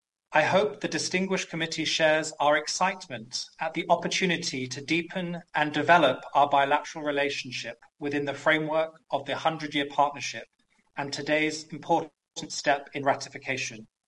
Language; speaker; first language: English; native; English